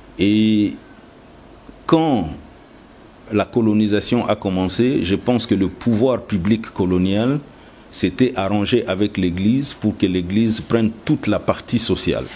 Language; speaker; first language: French; non-native, local second language; Lingala